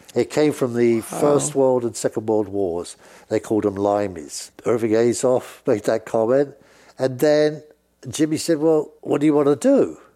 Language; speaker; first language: English; native; English